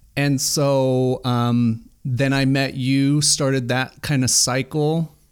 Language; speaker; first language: English; native; English